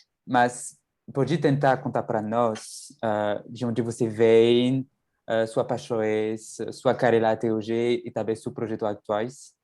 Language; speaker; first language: Portuguese; non-native, fluent; French